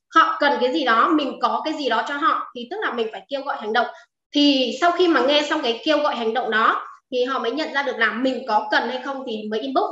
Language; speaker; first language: Vietnamese; non-native, local second language; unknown